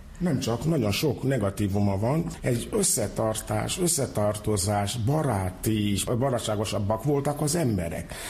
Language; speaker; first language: Hungarian; non-native, fluent; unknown